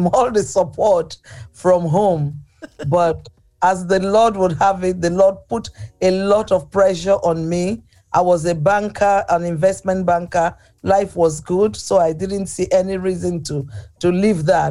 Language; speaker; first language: English; non-native, local second language; Igbo